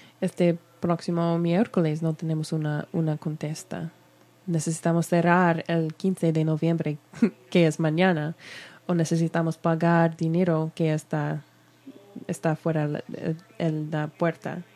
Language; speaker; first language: Spanish; non-native, learner; English